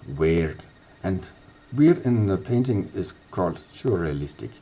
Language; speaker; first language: English; non-native, fluent; Danish